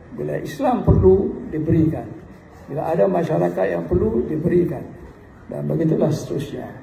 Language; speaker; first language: Malay; native; Malay